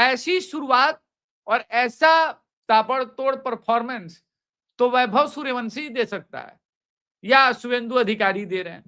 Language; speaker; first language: Hindi; native; Hindi